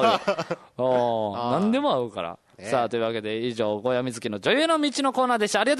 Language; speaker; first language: Japanese; native; Japanese